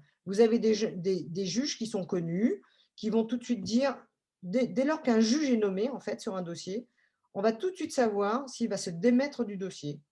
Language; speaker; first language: French; native; French